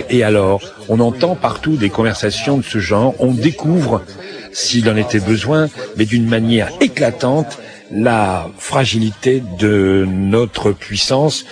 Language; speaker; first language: French; native; French